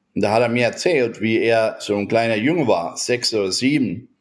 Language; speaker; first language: German; native; German